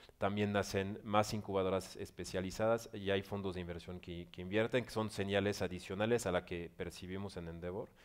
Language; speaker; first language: Spanish; non-native, fluent; French